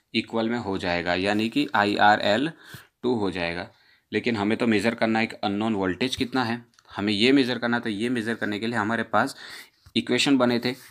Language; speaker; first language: Hindi; non-native, local second language; Gujarati